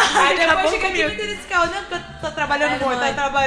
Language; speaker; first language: Portuguese; native; Portuguese